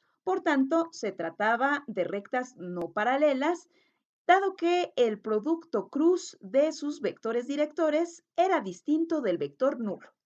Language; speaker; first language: Spanish; native; Spanish